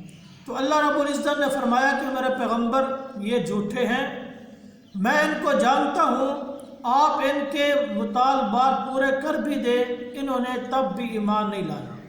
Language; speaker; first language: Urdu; non-native, local second language; Punjabi